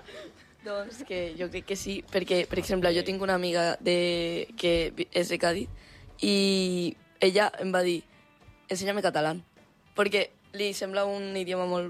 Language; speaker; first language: Catalan; non-native, local second language; Spanish